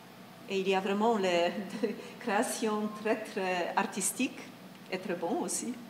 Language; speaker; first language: French; non-native, fluent; Polish